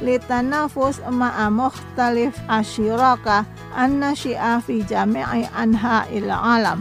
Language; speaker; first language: Arabic; non-native, fluent; Indonesian